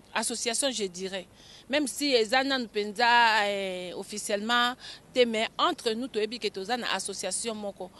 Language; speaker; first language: French; non-native, local second language; Lingala